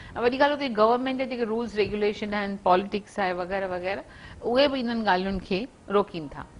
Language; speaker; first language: Sindhi; early bilingual, heritage; Sindhi